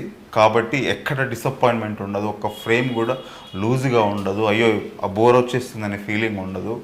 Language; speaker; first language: Telugu; native; Telugu